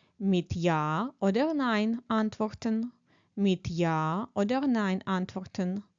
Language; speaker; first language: German; non-native, fluent; Ukrainian